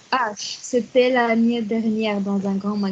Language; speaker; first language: French; non-native, learner; Arabic